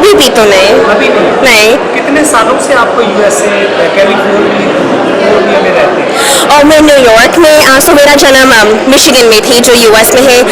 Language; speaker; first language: Hindi; non-native, local second language; Punjabi